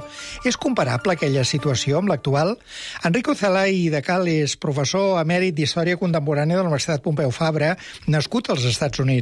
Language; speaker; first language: Catalan; native; Catalan